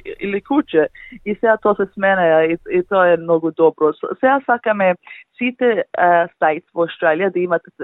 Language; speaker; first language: Macedonian; early bilingual, heritage; Macedonian